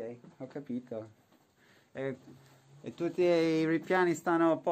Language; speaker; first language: Italian; non-native, learner; English